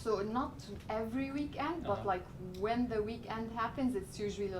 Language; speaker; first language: English; non-native, local second language; Arabic